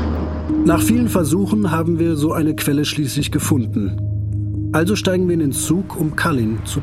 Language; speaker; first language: German; native; German